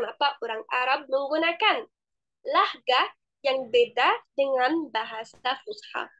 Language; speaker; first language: Indonesian; non-native, fluent; Arabic